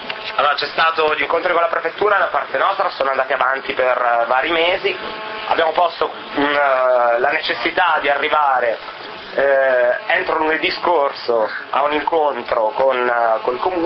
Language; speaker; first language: Italian; native; Italian